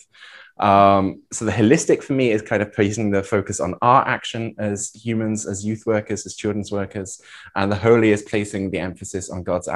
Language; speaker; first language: English; native; English